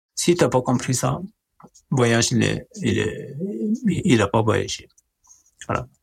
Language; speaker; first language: French; non-native, learner; Nepali